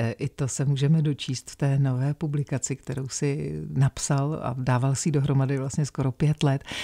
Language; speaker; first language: Czech; native; Czech